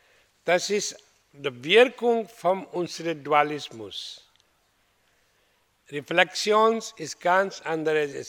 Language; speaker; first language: German; non-native, learner; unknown